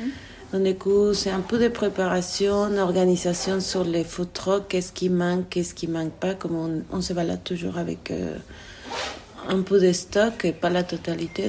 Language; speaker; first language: French; non-native, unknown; Spanish